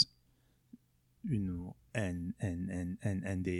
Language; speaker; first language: English; non-native, local second language; Zulu